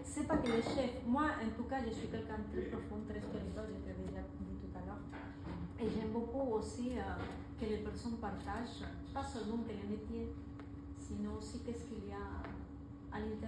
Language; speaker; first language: French; non-native, fluent; Spanish